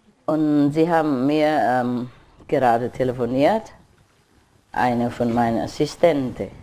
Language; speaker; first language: German; non-native, learner; Vietnamese